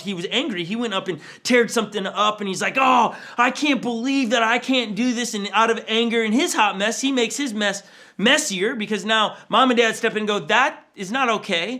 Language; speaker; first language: English; native; English